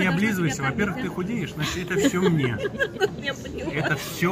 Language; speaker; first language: Russian; native; Russian